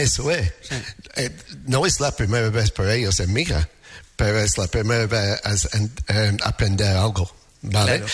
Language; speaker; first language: Spanish; non-native, fluent; English